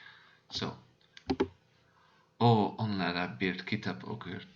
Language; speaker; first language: Turkish; non-native, learner; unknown